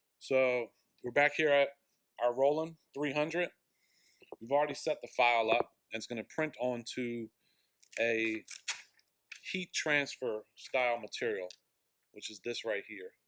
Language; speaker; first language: English; native; English